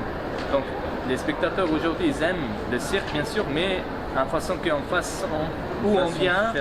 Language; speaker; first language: French; non-native, fluent; Mongolian